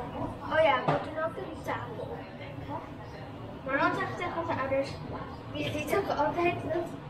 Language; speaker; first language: Dutch; early bilingual, other home language; Indonesian